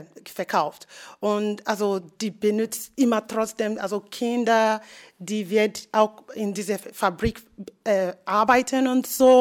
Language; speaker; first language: German; non-native, fluent; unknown